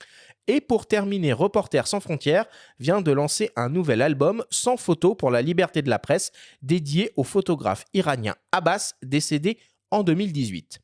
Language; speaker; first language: French; native; French